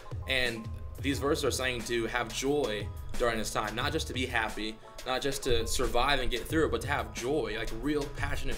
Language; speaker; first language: English; native; English